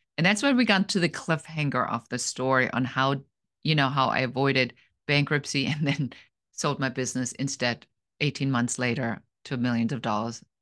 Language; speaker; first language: English; non-native, fluent; German